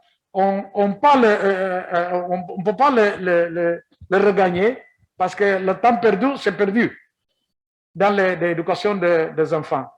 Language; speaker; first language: French; non-native, learner; Kabuverdianu